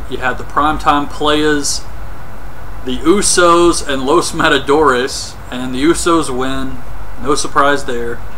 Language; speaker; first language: English; native; English